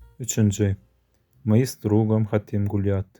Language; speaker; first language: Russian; non-native, local second language; Turkmen